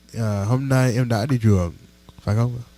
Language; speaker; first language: Vietnamese; non-native, learner; English